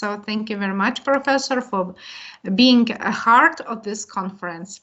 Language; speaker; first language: English; non-native, fluent; Lithuanian